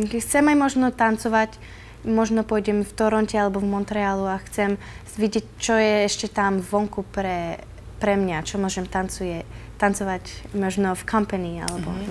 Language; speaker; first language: Slovak; early bilingual, heritage; Slovak